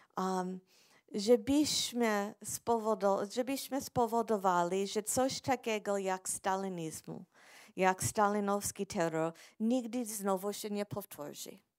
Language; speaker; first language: Polish; non-native, fluent; English